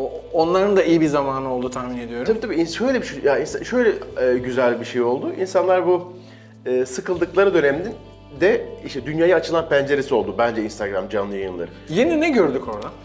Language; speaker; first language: Turkish; native; Turkish